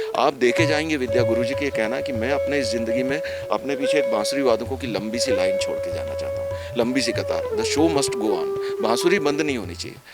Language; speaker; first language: Hindi; native; Hindi